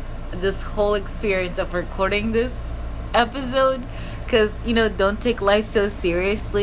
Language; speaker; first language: English; non-native, fluent; Portuguese